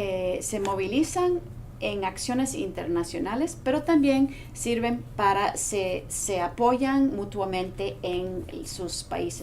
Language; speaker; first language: Spanish; non-native, fluent; English